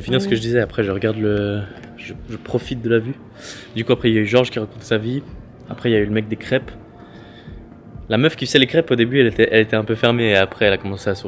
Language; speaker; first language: French; native; French